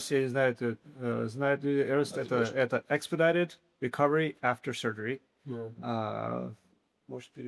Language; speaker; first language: Russian; early bilingual, heritage; English